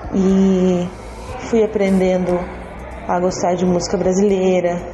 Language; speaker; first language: Portuguese; native; Portuguese